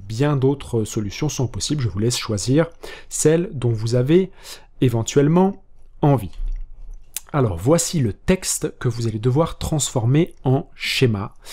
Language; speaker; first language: French; native; French